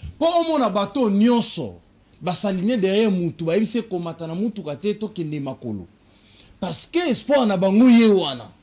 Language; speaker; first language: Lingala; non-native, local second language; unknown